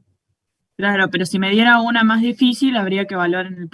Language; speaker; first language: Spanish; native; Spanish